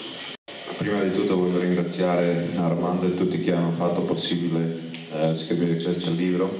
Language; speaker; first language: Italian; non-native, fluent; Croatian